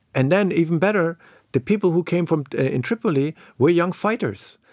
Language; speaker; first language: English; non-native, fluent; German